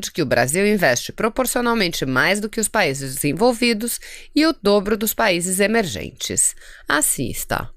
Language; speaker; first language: Portuguese; native; Portuguese